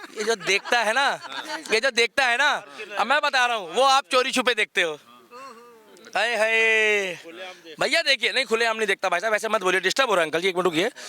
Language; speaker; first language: Hindi; native; Hindi